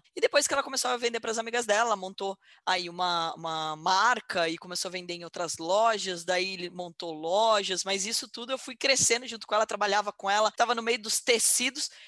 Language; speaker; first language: Portuguese; native; Portuguese